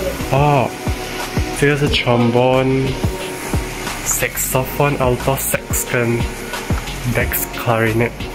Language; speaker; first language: English; non-native, local second language; Chinese